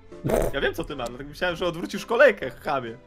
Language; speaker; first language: Polish; native; Polish